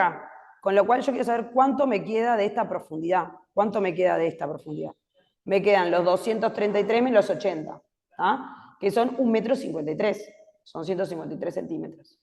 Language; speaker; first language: Spanish; native; Spanish